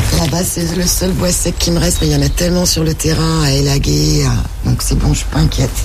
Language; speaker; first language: French; native; French